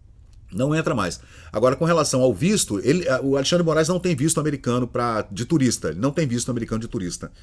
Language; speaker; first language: Portuguese; native; Portuguese